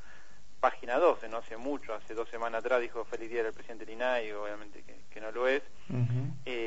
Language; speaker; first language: Spanish; native; Spanish